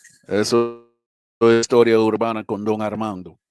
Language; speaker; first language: Spanish; early bilingual, heritage; English